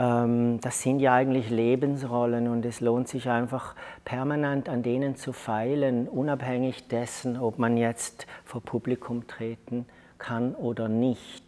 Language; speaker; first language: German; native; German